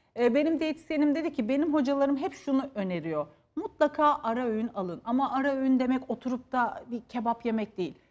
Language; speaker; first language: Turkish; native; Turkish